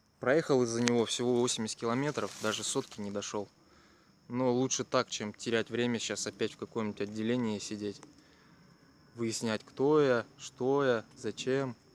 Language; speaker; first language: Russian; native; Russian